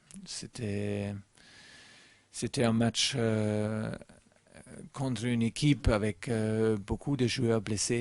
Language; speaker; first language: French; non-native, learner; German